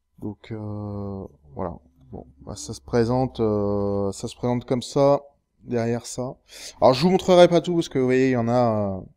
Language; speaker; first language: French; native; French